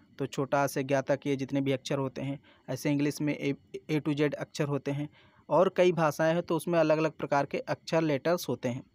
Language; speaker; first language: Hindi; native; Hindi